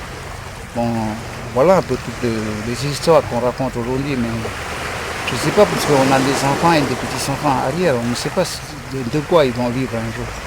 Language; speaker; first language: French; non-native, local second language; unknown